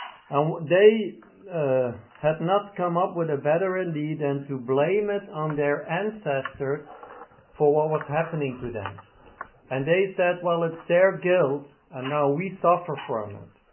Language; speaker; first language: English; non-native, fluent; Dutch